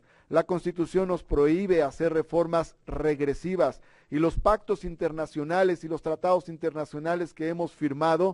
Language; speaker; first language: Spanish; native; Spanish